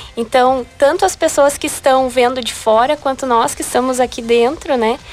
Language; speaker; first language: Portuguese; native; Portuguese